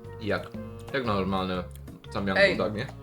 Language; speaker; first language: Polish; non-native, learner; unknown